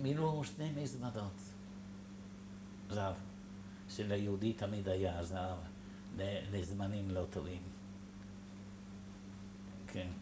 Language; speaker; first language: Hebrew; non-native, fluent; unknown